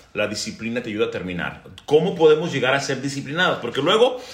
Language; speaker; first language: Spanish; native; Spanish